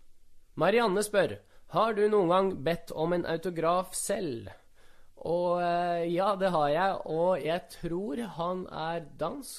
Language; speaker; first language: Norwegian; early bilingual, other home language; Russian